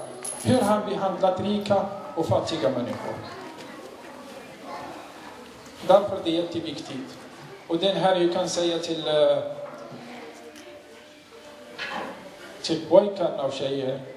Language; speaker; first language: Swedish; non-native, learner; Arabic